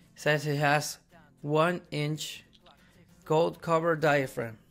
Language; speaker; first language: English; non-native, fluent; Spanish